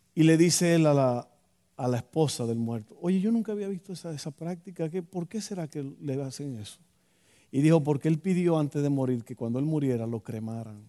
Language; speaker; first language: Spanish; native; Spanish